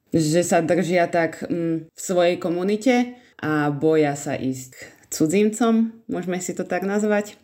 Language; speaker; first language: Slovak; native; Slovak